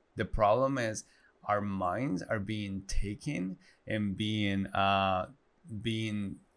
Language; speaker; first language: English; non-native, fluent; Spanish